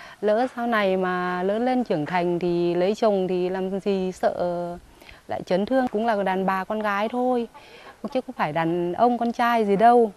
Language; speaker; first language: Vietnamese; non-native, local second language; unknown